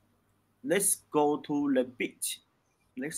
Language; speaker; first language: English; non-native, learner; Chinese